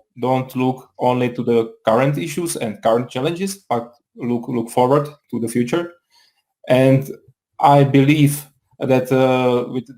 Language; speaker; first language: English; non-native, fluent; Czech